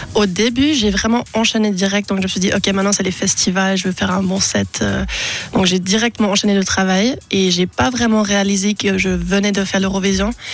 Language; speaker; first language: French; non-native, local second language; German